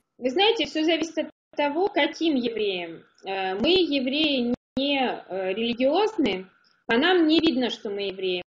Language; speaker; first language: Russian; native; Russian